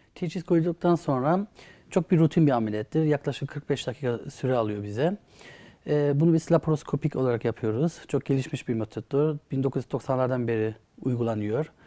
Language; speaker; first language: Turkish; early bilingual, heritage; Turkish